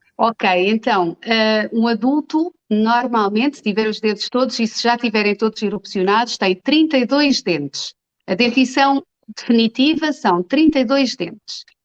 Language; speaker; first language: Portuguese; native; Portuguese